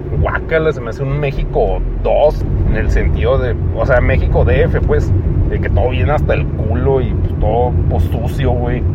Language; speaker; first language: Spanish; native; Spanish